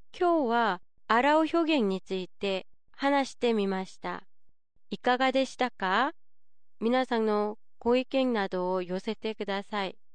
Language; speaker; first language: Japanese; non-native, fluent; Korean